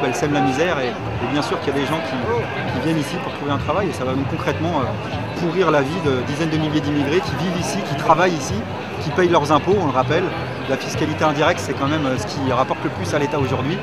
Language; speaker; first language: French; native; French